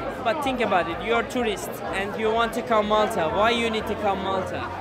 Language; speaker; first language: English; non-native, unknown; Turkish